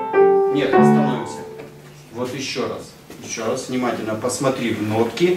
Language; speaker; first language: Russian; native; Russian